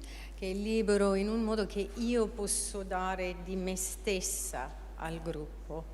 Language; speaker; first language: Italian; non-native, fluent; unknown